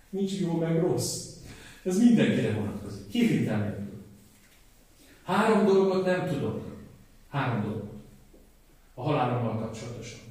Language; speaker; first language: Hungarian; native; Hungarian